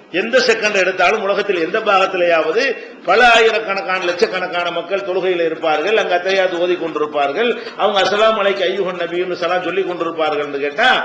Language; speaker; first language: Tamil; native; Tamil